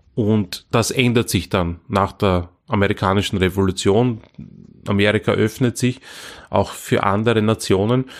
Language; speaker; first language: German; non-native, local second language; Croatian